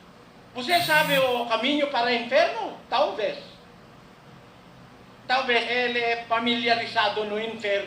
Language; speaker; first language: Portuguese; non-native, learner; Filipino